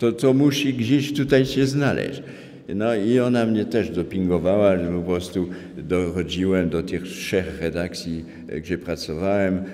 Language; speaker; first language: Polish; non-native, fluent; French